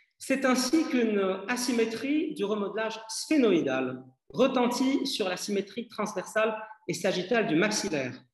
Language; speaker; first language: French; non-native, local second language; Arabic